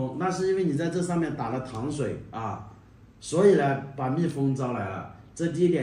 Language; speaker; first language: Chinese; native; Chinese